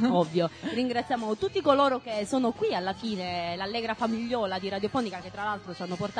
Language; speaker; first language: Italian; native; Italian